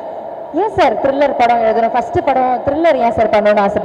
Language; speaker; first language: Tamil; native; Tamil